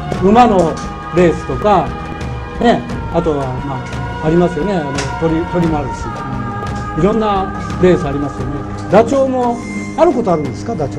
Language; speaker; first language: Japanese; native; Japanese